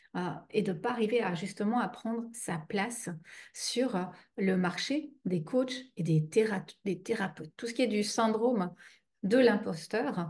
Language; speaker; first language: French; native; French